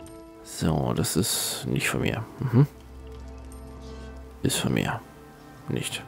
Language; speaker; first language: German; native; German